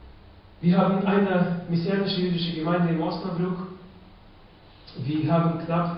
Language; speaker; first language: German; non-native, fluent; Russian